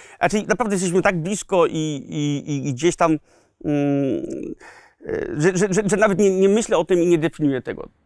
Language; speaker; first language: Polish; early bilingual, heritage; Polish